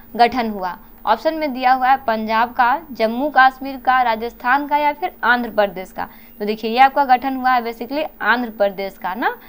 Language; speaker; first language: Hindi; native; Hindi